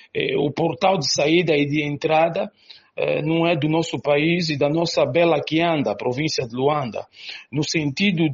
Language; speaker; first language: Portuguese; native; Portuguese